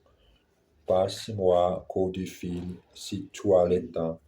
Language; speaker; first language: French; non-native, learner; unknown